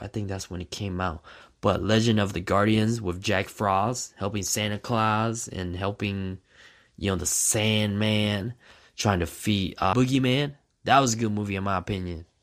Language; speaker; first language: English; native; English